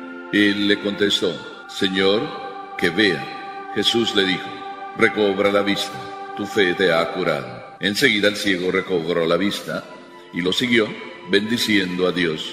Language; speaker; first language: Spanish; native; Spanish